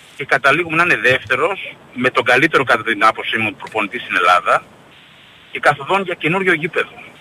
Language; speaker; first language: Greek; native; Greek